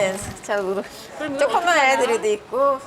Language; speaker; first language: Korean; non-native, learner; Sinhala